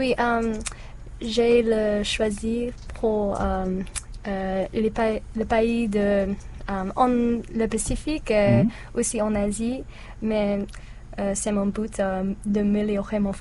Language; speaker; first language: French; non-native, learner; English